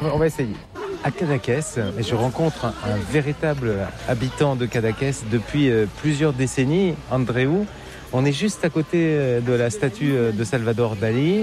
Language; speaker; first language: French; native; French